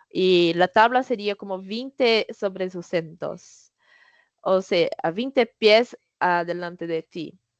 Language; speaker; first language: Spanish; non-native, learner; Portuguese